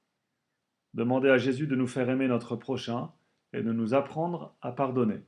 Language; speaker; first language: French; native; French